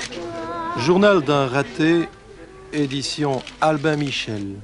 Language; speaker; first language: French; native; French